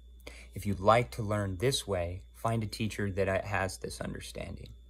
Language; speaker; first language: English; native; English